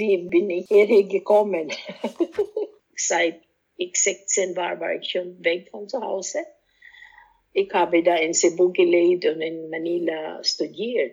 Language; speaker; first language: German; non-native, fluent; Cebuano